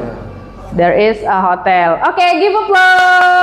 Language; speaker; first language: English; non-native, learner; Indonesian